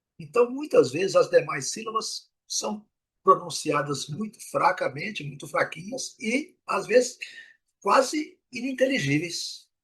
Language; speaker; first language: Portuguese; native; Portuguese